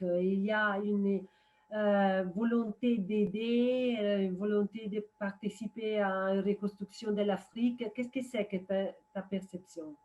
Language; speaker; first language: French; non-native, fluent; Italian